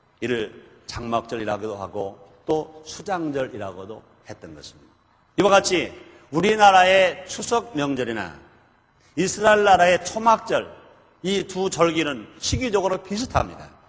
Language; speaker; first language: Korean; native; Korean